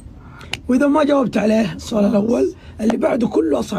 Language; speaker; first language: Arabic; native; Arabic